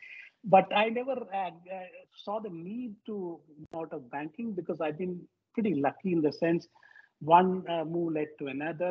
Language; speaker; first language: English; non-native, local second language; Tamil